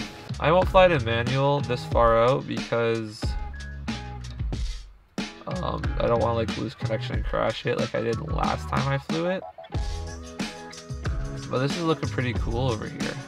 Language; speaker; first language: English; native; English